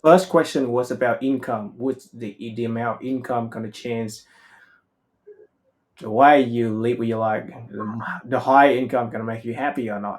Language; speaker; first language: English; non-native, fluent; Vietnamese